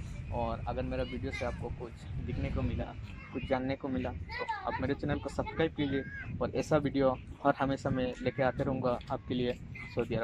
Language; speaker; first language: Hindi; non-native, local second language; Bangla